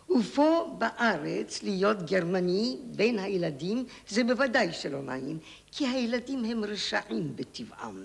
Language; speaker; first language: Hebrew; native; Hebrew